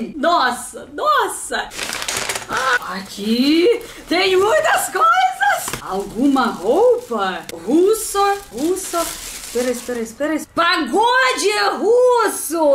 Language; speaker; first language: Portuguese; non-native, learner; Russian